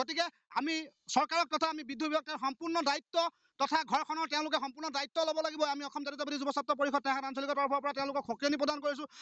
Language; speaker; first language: Assamese; native; Assamese